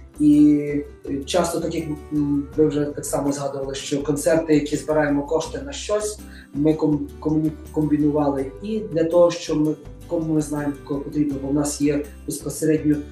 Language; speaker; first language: Ukrainian; native; Ukrainian